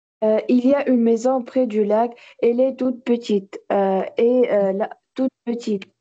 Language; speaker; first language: French; non-native, learner; Arabic